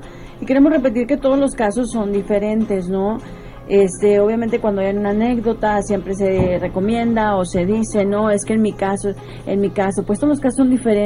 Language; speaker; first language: Spanish; native; Spanish